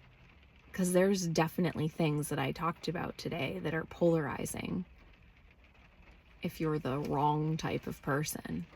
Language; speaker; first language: English; native; English